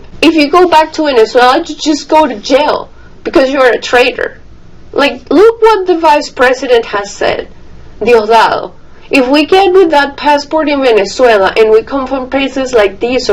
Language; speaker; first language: English; non-native, fluent; Spanish